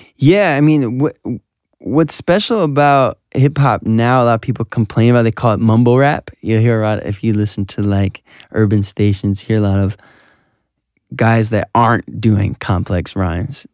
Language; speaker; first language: English; native; English